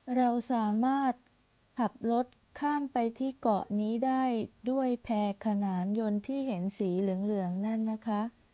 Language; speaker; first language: Thai; native; Thai